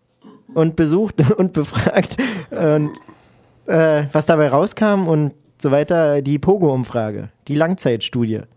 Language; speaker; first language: German; native; German